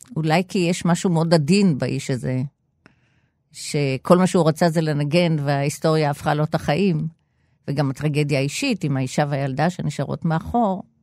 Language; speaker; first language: Hebrew; native; Hebrew